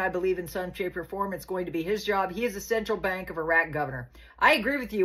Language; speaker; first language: English; native; English